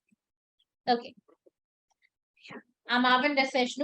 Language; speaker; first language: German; non-native, fluent; Hindi